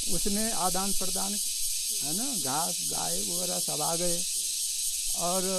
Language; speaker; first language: Hindi; native; Hindi